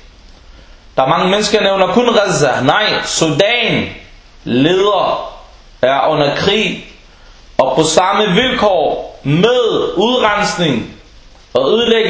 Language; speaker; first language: Danish; non-native, local second language; Arabic